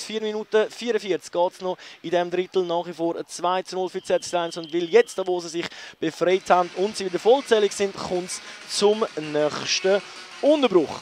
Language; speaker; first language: German; native; German